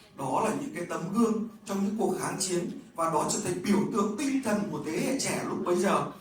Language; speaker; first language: Vietnamese; native; Vietnamese